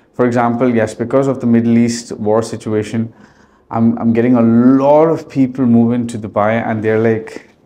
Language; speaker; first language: English; early bilingual, heritage; Arabic